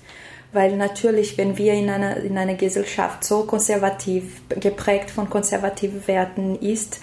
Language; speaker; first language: German; non-native, learner; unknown